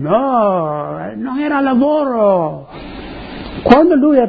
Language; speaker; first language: Italian; early bilingual, heritage; Italian